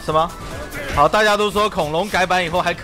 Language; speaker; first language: Chinese; native; Chinese